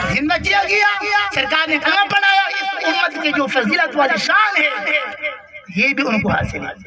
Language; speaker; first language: Urdu; non-native, local second language; Pashto